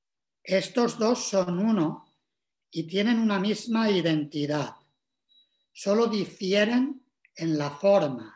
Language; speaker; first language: Spanish; native; Spanish